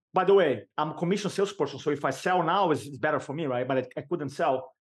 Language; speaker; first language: English; non-native, fluent; Portuguese